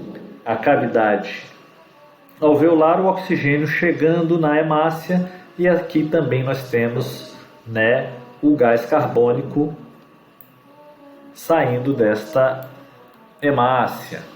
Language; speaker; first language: Portuguese; native; Portuguese